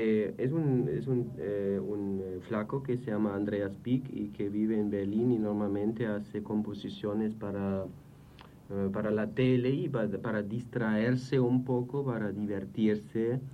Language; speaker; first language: Spanish; non-native, fluent; German